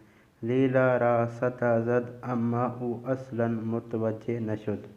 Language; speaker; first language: Persian; non-native, fluent; Urdu